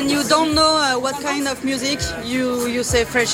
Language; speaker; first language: English; non-native, learner; French